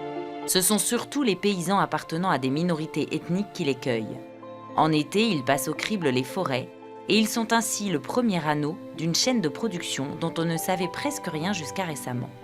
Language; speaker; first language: French; native; French